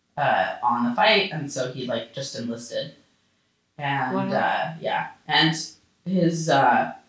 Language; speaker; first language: English; early bilingual, other home language; Russian